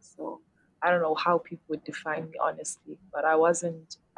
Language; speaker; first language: English; non-native, local second language; Xhosa